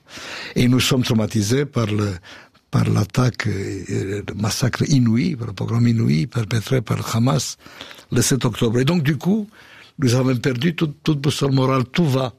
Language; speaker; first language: French; non-native, fluent; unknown